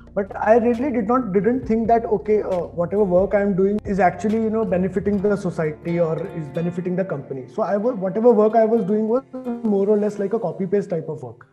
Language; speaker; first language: English; non-native, local second language; Hindi